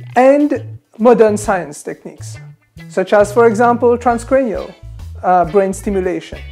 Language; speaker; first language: English; non-native, local second language; Morisyen